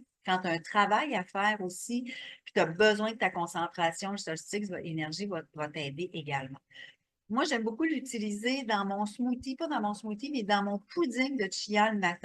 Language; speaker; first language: French; native; French